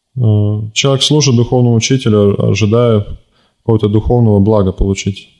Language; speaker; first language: Russian; native; Russian